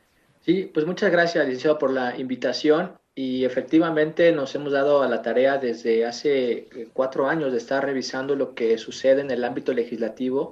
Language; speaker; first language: Spanish; native; Spanish